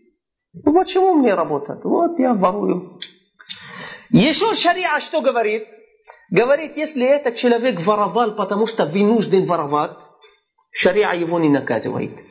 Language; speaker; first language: Russian; non-native, fluent; Arabic